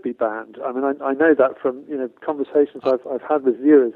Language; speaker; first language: English; native; English